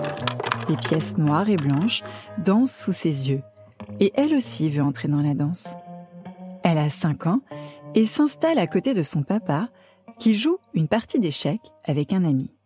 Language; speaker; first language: French; native; French